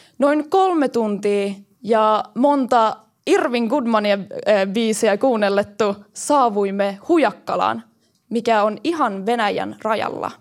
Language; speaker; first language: Finnish; early bilingual, heritage; Finnish